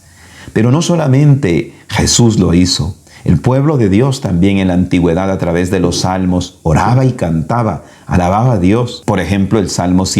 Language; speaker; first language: Spanish; native; Spanish